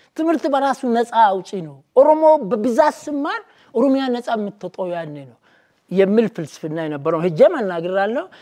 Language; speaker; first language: Amharic; non-native, local second language; Oromo